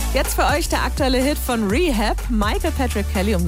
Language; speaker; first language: German; native; German